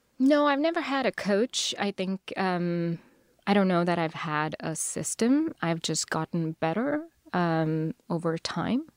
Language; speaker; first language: English; non-native, local second language; Telugu